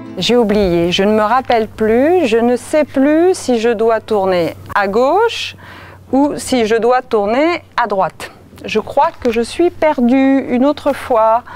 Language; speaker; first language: French; native; French